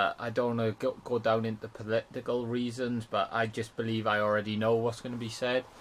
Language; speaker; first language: English; native; English